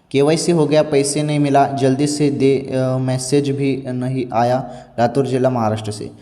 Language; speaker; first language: Hindi; non-native, local second language; Marathi